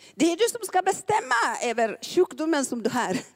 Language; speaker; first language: Swedish; non-native, fluent; Tigrinya